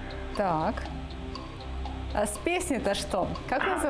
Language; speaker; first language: Russian; native; Russian